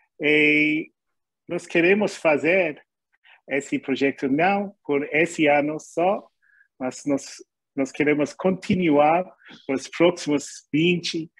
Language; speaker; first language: Portuguese; non-native, learner; English